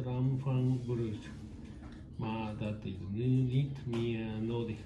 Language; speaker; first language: Dutch; non-native, learner; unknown